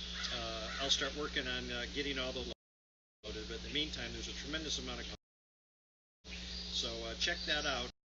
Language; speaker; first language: English; native; English